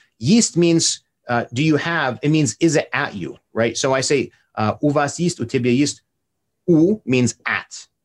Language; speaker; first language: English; native; English